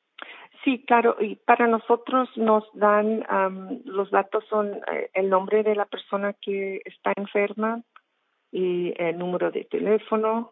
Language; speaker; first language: Spanish; non-native, fluent; English